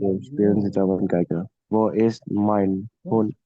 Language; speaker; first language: German; non-native, learner; Indonesian